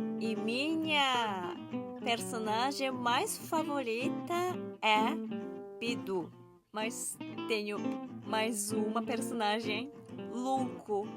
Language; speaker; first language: Portuguese; non-native, learner; Japanese